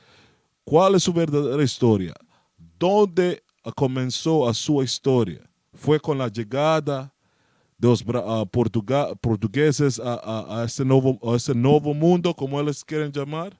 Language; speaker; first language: Portuguese; non-native, learner; Spanish